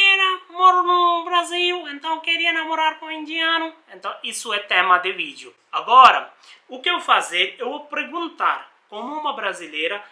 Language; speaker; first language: Portuguese; non-native, learner; Hindi